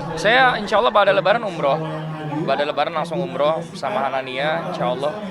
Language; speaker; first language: Indonesian; native; Indonesian